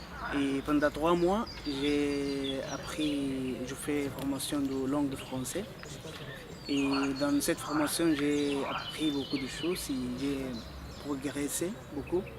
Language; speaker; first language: French; non-native, learner; Arabic